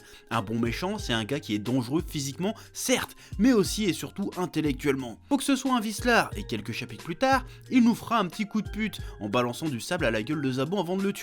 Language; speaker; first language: French; native; French